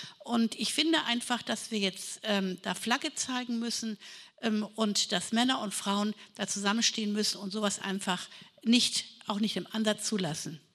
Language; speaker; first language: German; native; German